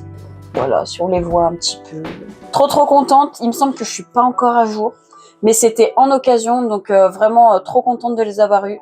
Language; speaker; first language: French; native; French